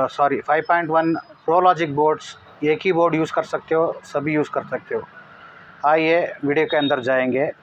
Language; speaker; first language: Hindi; non-native, local second language; Telugu